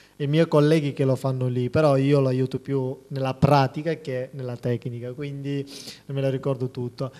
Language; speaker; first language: Italian; non-native, fluent; Persian